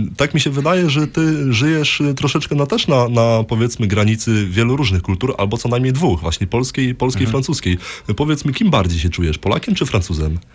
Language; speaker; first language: Polish; native; Polish